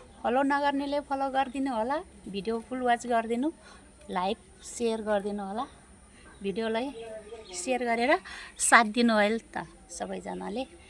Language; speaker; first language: Nepali; non-native, local second language; Gurung